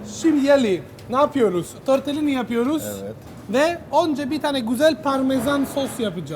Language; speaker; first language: Turkish; non-native, learner; Italian